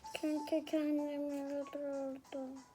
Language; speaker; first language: Turkish; early bilingual, heritage; Turkish